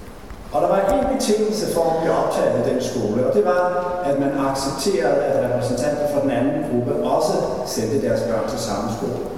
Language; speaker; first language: Danish; native; Danish